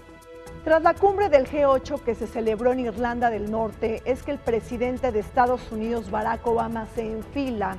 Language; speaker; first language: Spanish; native; Spanish